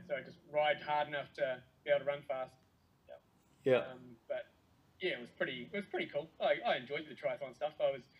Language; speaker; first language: English; native; English